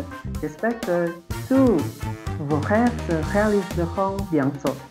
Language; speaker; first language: French; non-native, fluent; Indonesian